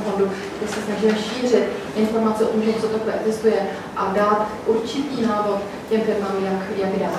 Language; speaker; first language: Czech; native; Czech